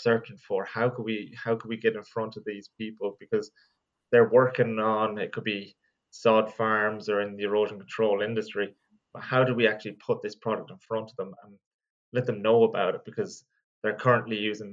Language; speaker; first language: English; native; English